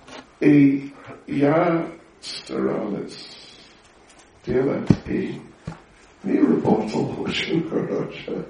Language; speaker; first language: Russian; non-native, learner; English